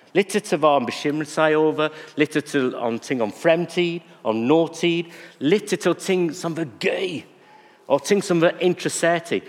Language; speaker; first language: Norwegian; non-native, fluent; English